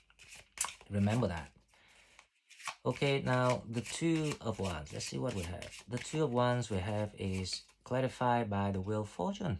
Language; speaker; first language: English; non-native, fluent; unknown